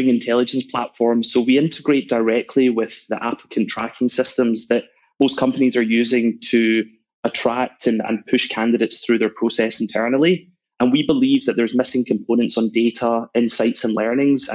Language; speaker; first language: English; native; English